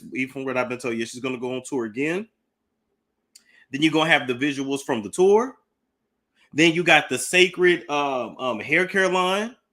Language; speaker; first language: English; native; English